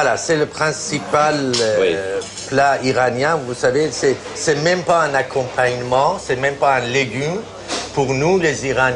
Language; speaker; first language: French; non-native, fluent; Persian